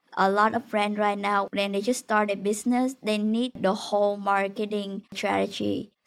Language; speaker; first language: English; non-native, fluent; Vietnamese